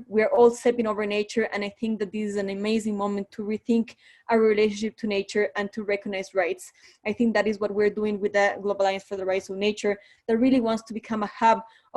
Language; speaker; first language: English; non-native, fluent; Spanish